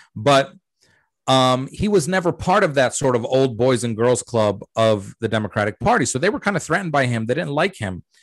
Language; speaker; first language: English; early bilingual, other home language; Arabic